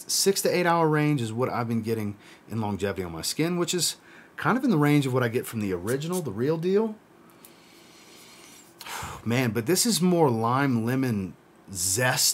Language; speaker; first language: English; native; English